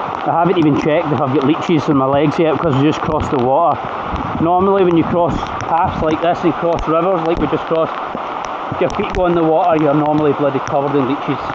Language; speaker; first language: English; native; English